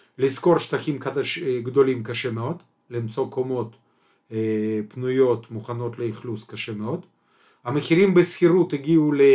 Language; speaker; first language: Hebrew; non-native, fluent; Russian